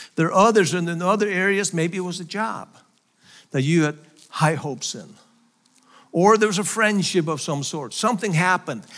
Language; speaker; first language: English; non-native, fluent; Faroese